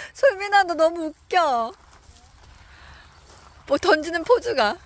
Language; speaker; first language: Korean; native; Korean